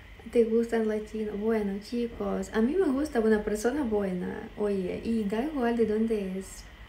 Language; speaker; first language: Spanish; non-native, fluent; Russian